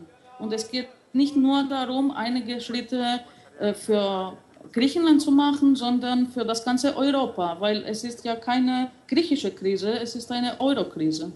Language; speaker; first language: German; non-native, fluent; Greek